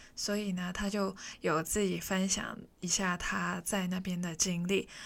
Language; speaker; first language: Chinese; non-native, local second language; Cantonese